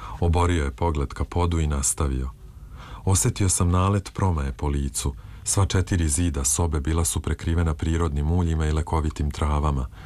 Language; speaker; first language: Serbian; native; Serbian